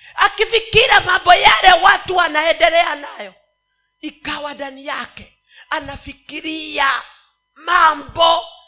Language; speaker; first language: Swahili; non-native, local second language; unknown